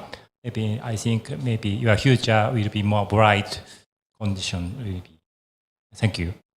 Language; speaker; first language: English; non-native, learner; Japanese